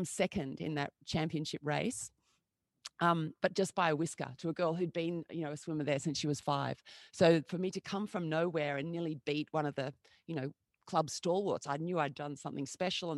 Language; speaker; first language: English; native; English